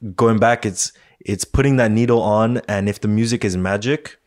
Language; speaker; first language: English; native; English